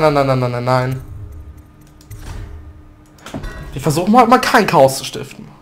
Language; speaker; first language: German; native; German